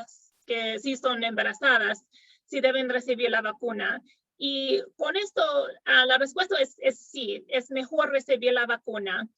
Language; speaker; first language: Spanish; non-native, fluent; English